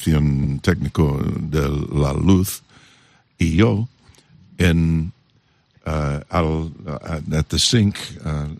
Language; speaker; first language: Spanish; non-native, learner; English